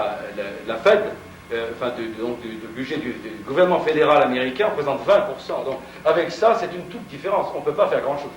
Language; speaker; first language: French; native; French